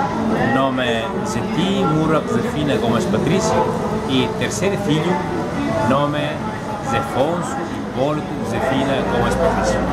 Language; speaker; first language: Portuguese; non-native, learner; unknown